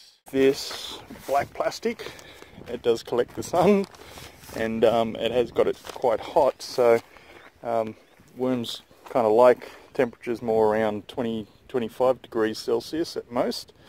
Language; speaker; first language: English; native; English